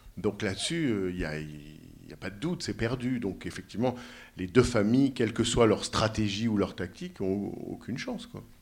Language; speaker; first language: French; native; French